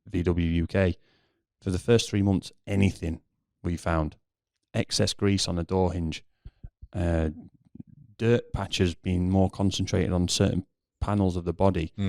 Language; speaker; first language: English; native; English